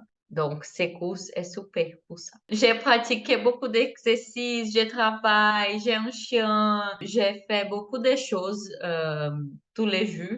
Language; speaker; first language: French; non-native, learner; Portuguese